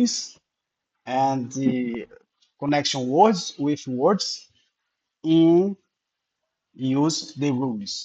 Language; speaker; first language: English; non-native, learner; Portuguese